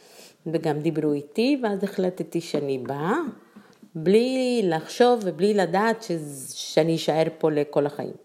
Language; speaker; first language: Hebrew; non-native, fluent; Spanish